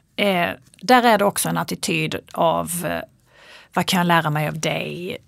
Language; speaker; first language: Swedish; early bilingual, other home language; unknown